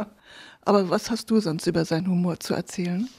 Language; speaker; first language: German; native; German